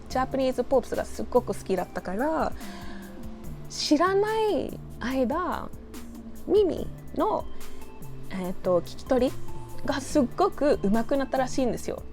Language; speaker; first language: Japanese; non-native, fluent; English